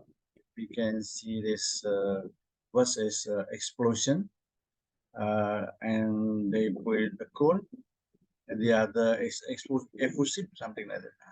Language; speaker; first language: English; non-native, learner; Indonesian